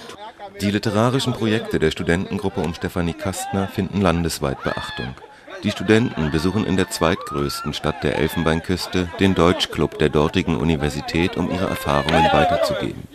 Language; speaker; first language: German; native; German